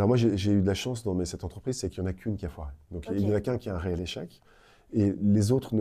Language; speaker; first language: French; native; French